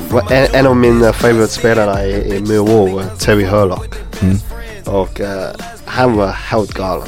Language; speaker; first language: Swedish; non-native, learner; English